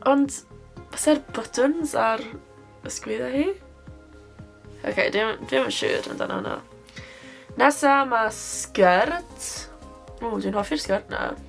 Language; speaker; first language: Welsh; non-native, local second language; English